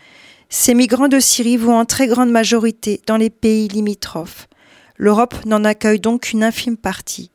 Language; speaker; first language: French; native; French